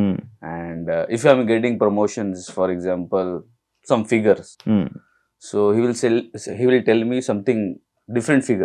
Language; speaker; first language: Telugu; non-native, learner; Hindi